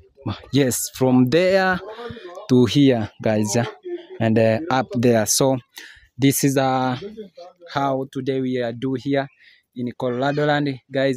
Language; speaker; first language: English; non-native, learner; Swahili